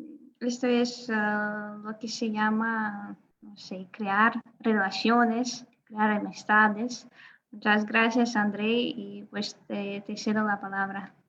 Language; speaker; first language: Spanish; non-native, fluent; Russian